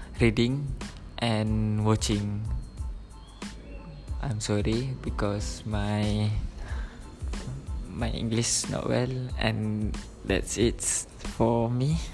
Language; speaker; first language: English; non-native, learner; Malay